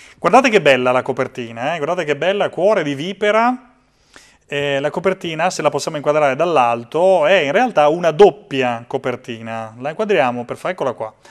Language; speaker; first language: Italian; native; Italian